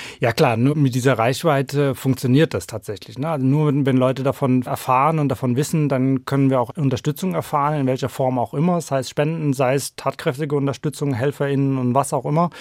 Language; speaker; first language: German; early bilingual, other home language; Norwegian